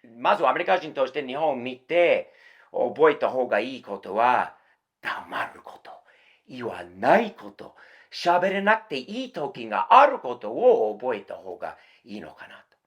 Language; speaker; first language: Japanese; non-native, fluent; English